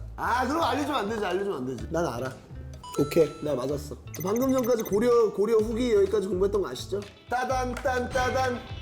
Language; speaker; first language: Korean; native; Korean